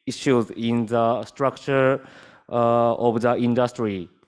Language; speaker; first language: English; non-native, learner; Japanese